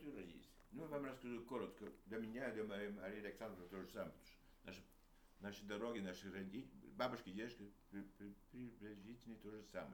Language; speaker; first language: Russian; early bilingual, heritage; Russian